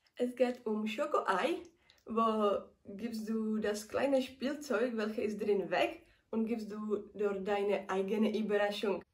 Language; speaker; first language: German; non-native, learner; Czech